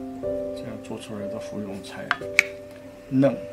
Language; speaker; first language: Chinese; native; Chinese